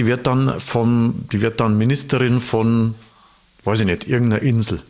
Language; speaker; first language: German; native; German